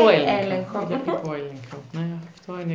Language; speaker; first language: Greek; non-native, learner; German